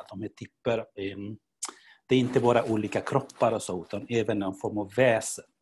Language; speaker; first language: Swedish; non-native, fluent; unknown